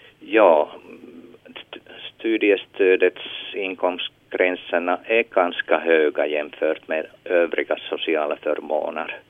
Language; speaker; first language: Swedish; non-native, local second language; Finnish